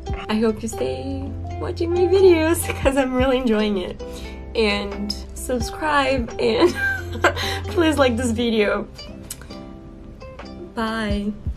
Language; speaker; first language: English; non-native, learner; Portuguese